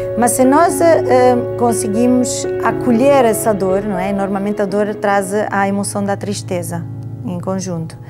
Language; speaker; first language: Portuguese; non-native, fluent; Italian